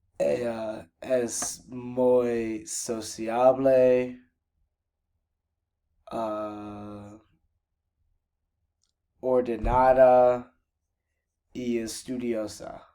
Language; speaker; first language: Spanish; non-native, learner; English